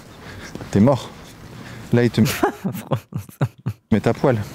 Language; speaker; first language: French; native; French